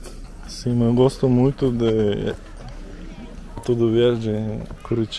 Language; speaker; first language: Portuguese; non-native, learner; Russian